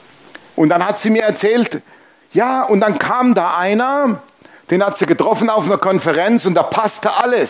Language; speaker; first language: German; native; German